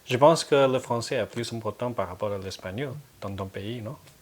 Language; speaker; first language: French; non-native, fluent; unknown